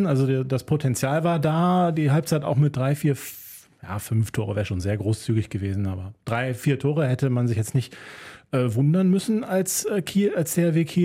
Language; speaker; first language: German; native; German